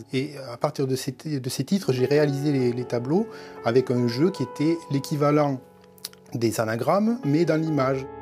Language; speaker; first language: French; native; French